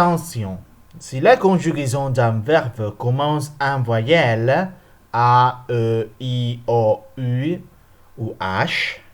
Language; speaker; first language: French; non-native, learner; Spanish